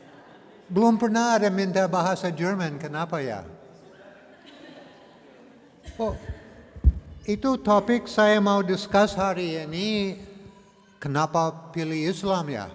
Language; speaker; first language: Indonesian; non-native, learner; English